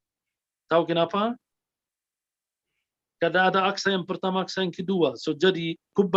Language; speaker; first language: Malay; non-native, fluent; Arabic